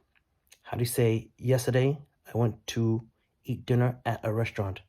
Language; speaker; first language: English; early bilingual, other home language; Vietnamese